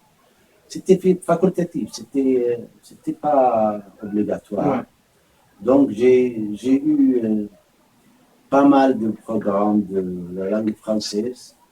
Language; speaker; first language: French; non-native, fluent; Arabic